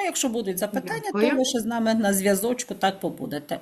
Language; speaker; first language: Ukrainian; native; Ukrainian